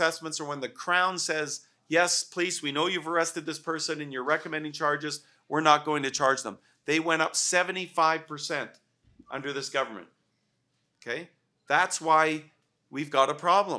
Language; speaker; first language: English; native; English